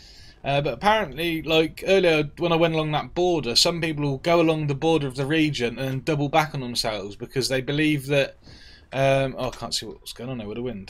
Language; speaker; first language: English; native; English